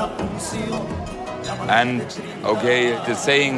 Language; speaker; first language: English; non-native, fluent; German